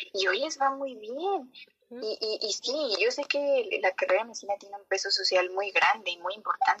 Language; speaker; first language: Spanish; native; Spanish